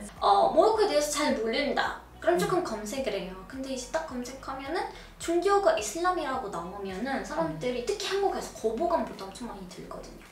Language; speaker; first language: Korean; non-native, fluent; Arabic